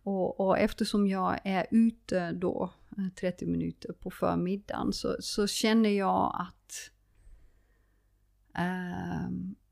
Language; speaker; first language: Swedish; non-native, fluent; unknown